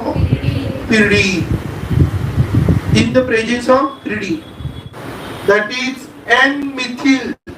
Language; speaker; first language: English; non-native, local second language; Marathi